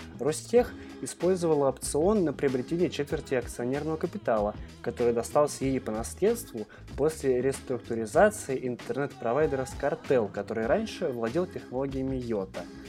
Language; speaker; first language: Russian; native; Russian